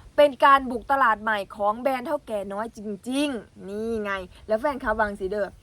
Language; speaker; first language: Thai; non-native, local second language; Northeastern Thai